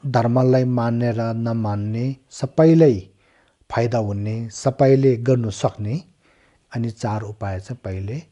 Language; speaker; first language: Nepali; non-native, local second language; Tibetan